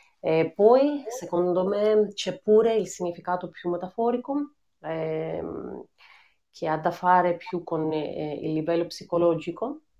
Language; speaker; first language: Italian; non-native, fluent; Greek